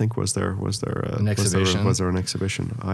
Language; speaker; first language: English; native; English